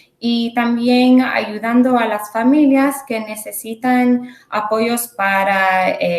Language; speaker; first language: Spanish; early bilingual, heritage; English